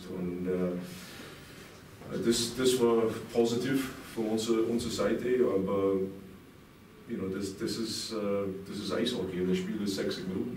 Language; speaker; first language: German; non-native, fluent; English